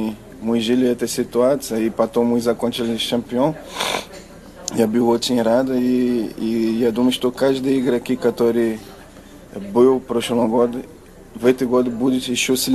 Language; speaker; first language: Russian; non-native, learner; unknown